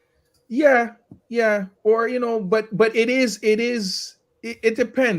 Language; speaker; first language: English; native; English